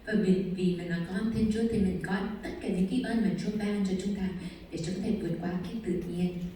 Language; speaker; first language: Vietnamese; early bilingual, heritage; Vietnamese